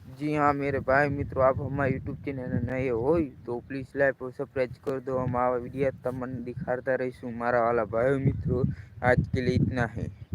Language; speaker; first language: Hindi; non-native, local second language; Gujarati